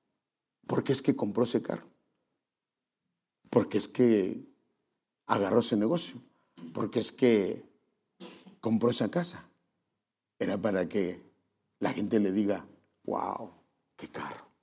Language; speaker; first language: Spanish; native; Spanish